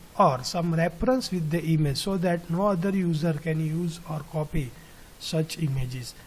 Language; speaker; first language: English; non-native, local second language; Gujarati